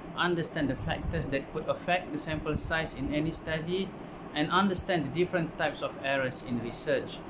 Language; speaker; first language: English; non-native, local second language; Malay